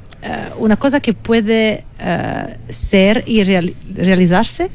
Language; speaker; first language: Spanish; non-native, fluent; Italian